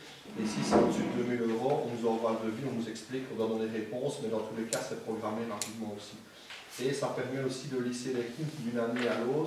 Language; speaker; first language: French; native; French